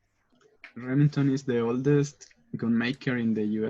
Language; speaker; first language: English; non-native, learner; Spanish